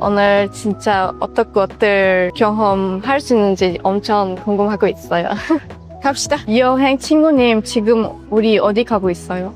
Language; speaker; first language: Korean; non-native, fluent; Turkish